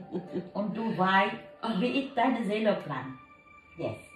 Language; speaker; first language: German; non-native, learner; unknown